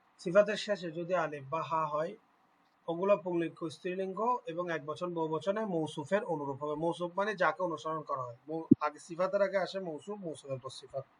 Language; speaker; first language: Bangla; native; Bangla